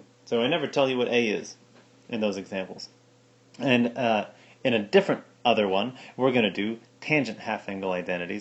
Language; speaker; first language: English; native; English